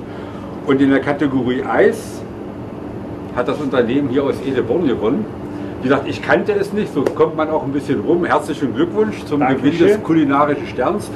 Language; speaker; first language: German; native; German